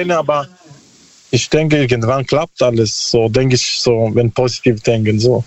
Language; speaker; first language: German; non-native, learner; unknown